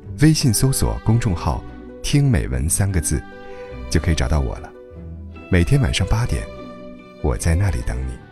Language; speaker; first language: Chinese; native; Chinese